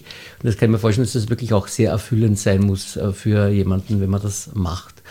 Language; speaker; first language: German; native; German